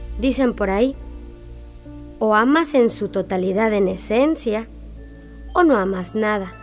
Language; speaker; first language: Spanish; native; Spanish